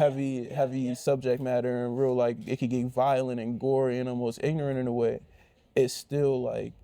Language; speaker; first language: English; native; English